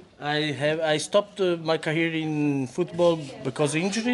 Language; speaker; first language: English; non-native, fluent; Portuguese